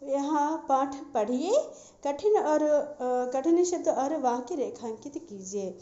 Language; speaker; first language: Hindi; non-native, local second language; Telugu